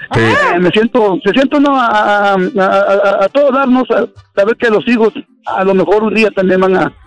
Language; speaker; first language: Spanish; early bilingual, heritage; Spanish